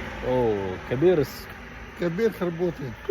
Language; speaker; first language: Arabic; non-native, learner; Malayalam